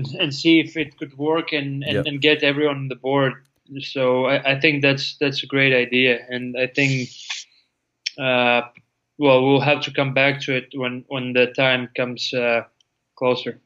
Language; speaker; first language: English; non-native, fluent; Latvian